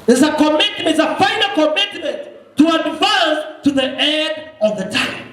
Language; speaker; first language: English; non-native, local second language; Swahili